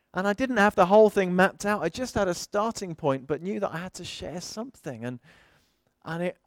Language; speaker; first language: English; native; English